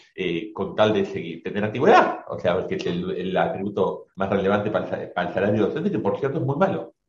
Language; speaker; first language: Spanish; native; Spanish